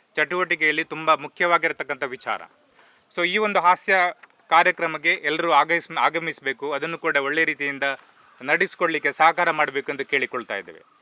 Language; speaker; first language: Kannada; native; Kannada